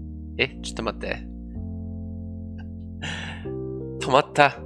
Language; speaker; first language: Japanese; non-native, learner; English